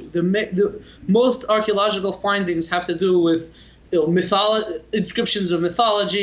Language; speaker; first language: English; native; English